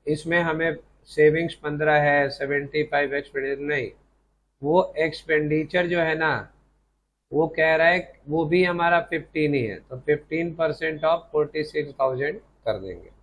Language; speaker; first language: Hindi; native; Hindi